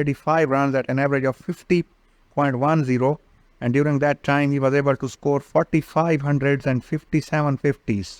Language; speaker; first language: English; non-native, local second language; Urdu